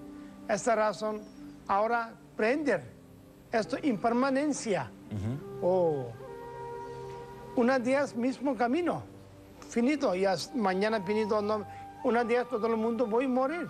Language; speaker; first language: Spanish; non-native, learner; Tibetan